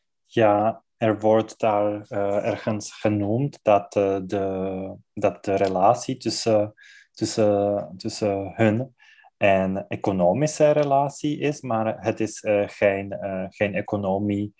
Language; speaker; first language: Dutch; non-native, learner; Czech